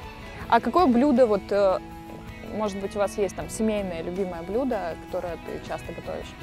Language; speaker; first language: Russian; native; Russian